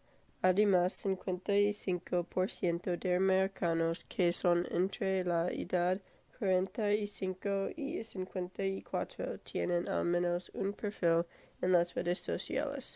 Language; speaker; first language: Spanish; non-native, learner; English